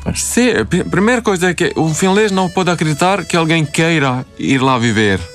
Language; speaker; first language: Portuguese; non-native, fluent; Swedish